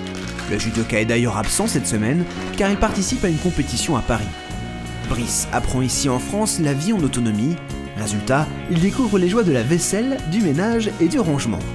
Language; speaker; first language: French; native; French